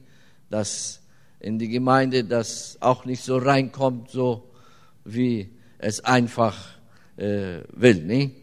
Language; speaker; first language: German; early bilingual, heritage; German